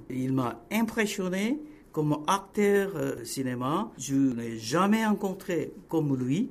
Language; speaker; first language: French; non-native, fluent; Korean